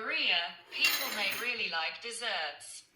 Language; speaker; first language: English; non-native, learner; Korean